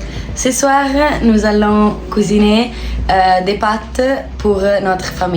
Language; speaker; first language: French; non-native, learner; Italian